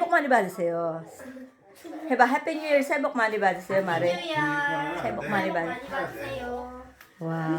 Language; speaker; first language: Korean; non-native, learner; Filipino